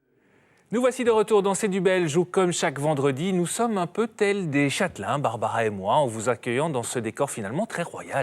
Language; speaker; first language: French; native; French